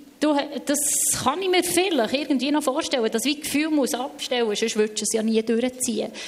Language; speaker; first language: German; native; German